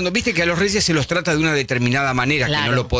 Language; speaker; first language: Spanish; native; Spanish